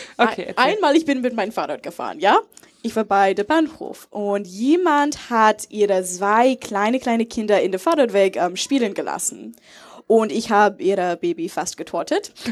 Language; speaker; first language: German; non-native, fluent; English